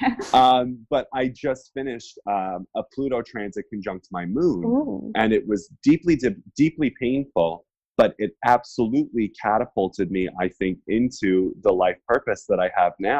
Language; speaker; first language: English; native; English